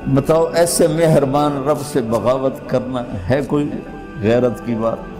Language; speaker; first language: Urdu; non-native, local second language; Punjabi